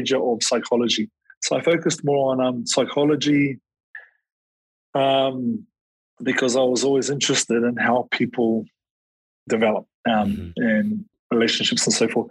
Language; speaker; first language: English; native; English